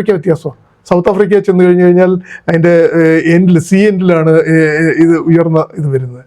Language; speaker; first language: Malayalam; native; Malayalam